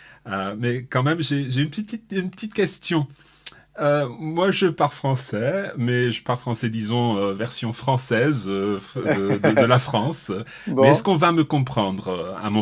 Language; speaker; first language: French; non-native, fluent; English